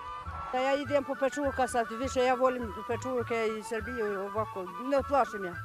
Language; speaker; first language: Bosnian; non-native, learner; Albanian